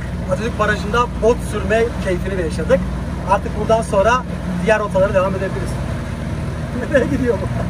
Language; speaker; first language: Turkish; native; Turkish